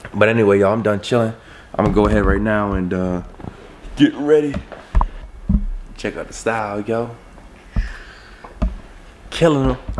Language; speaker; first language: English; native; English